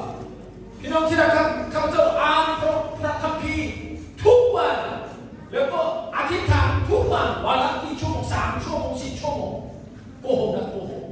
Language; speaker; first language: Thai; non-native, local second language; Lahu